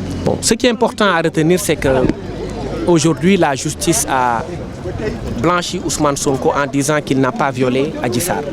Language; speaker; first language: French; non-native, local second language; Wolof